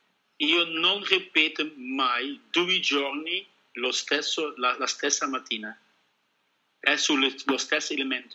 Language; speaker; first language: Italian; non-native, learner; Dutch